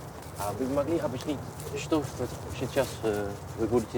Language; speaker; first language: Russian; non-native, learner; Dutch